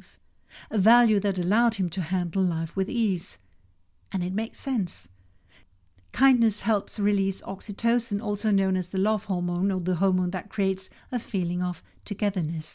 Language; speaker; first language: English; non-native, fluent; Danish